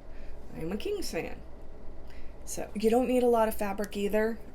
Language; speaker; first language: English; native; English